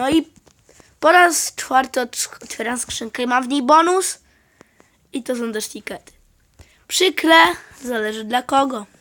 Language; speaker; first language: Polish; native; Polish